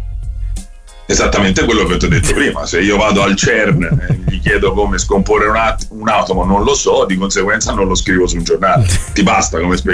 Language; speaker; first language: Italian; native; Italian